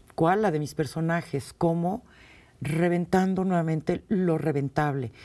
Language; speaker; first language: Spanish; native; Spanish